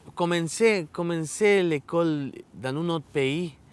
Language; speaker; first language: French; non-native, fluent; Spanish